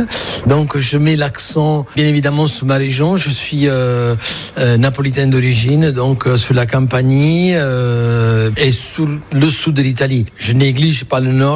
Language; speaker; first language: French; non-native, fluent; Italian